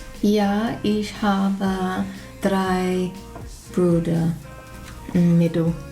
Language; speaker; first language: German; non-native, learner; English